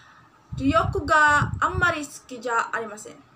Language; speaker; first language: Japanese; non-native, learner; Filipino